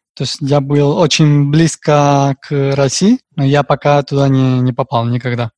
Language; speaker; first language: Russian; non-native, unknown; Spanish